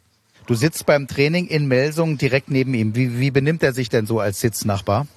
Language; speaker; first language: German; native; German